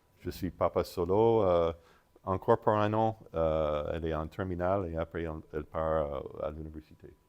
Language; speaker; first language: French; non-native, fluent; English